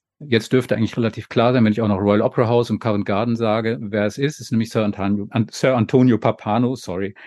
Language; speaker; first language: German; native; German